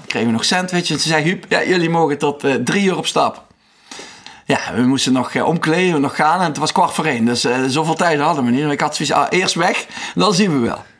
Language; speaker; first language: Dutch; native; Dutch